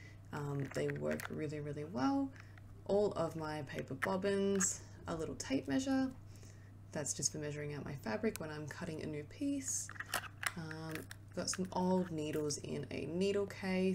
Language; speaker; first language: English; native; English